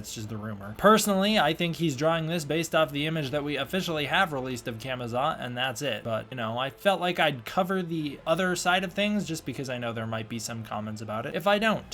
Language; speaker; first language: English; native; English